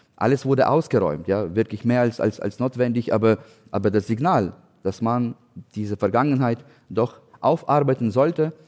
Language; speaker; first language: German; non-native, fluent; Ukrainian